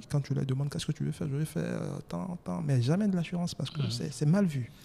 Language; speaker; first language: French; non-native, local second language; Baoulé